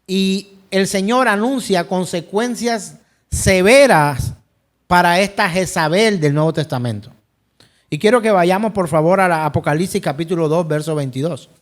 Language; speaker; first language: Spanish; native; Spanish